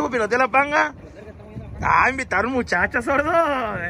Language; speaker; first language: Spanish; native; Spanish